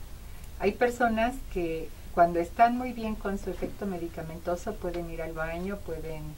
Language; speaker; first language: Spanish; native; Spanish